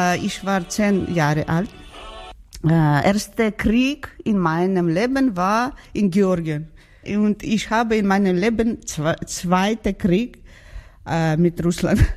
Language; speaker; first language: German; non-native, learner; Georgian